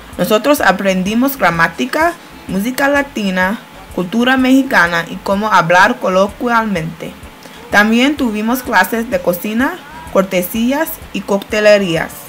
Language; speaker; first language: Spanish; non-native, learner; English